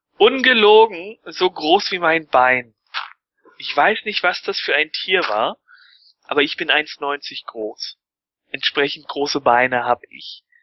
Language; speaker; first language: German; early bilingual, other home language; Polish